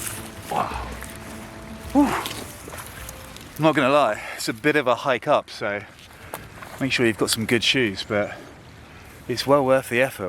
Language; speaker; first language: English; native; English